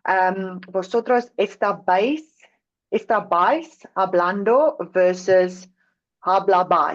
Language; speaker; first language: Spanish; non-native, learner; English